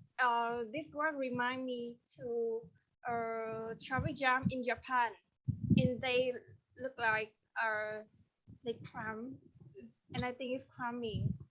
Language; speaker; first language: English; non-native, learner; Vietnamese